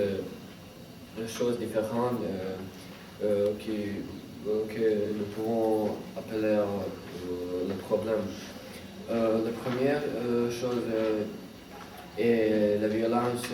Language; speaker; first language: French; non-native, learner; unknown